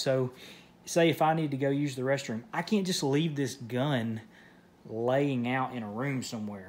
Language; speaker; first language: English; native; English